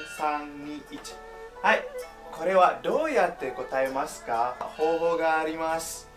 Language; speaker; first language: Japanese; non-native, fluent; Indonesian